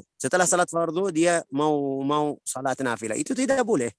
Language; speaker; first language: Indonesian; non-native, learner; Arabic